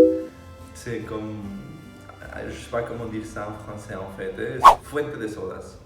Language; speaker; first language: French; non-native, fluent; Spanish